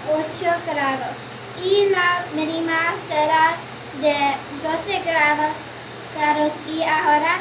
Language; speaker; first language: Spanish; non-native, learner; English